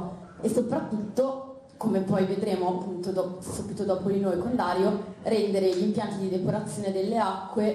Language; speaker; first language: Italian; native; Italian